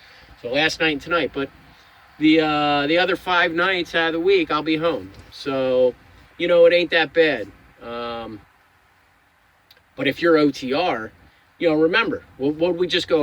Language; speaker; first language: English; native; English